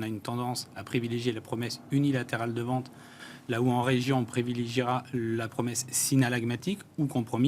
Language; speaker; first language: French; native; French